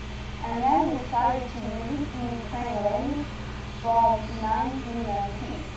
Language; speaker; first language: English; non-native, learner; Ukrainian